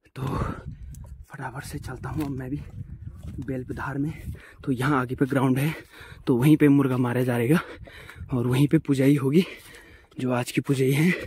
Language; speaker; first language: Hindi; non-native, local second language; Garhwali